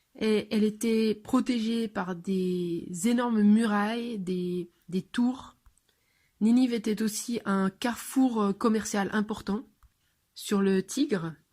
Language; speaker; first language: French; non-native, fluent; English